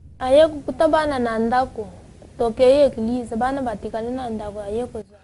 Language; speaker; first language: Lingala; non-native, local second language; Luba-Lulua